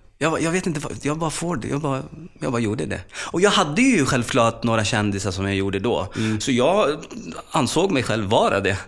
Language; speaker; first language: Swedish; early bilingual, other home language; Arabic